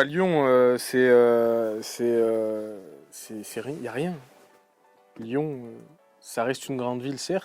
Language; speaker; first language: French; native; French